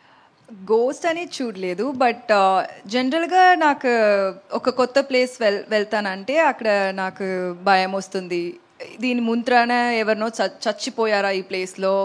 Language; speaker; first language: Telugu; non-native, learner; Tamil